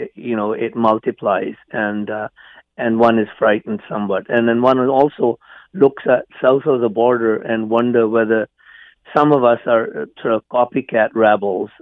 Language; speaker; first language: English; non-native, local second language; Punjabi